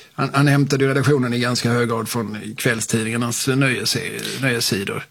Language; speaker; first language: Swedish; native; Swedish